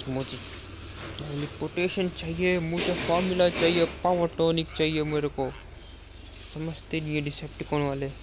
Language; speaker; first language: Hindi; native; Hindi